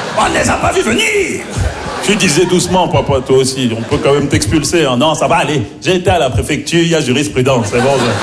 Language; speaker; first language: French; early bilingual, other home language; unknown